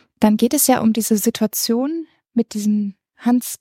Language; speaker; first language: German; native; German